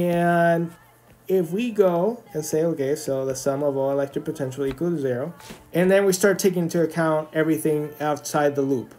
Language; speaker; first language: English; native; English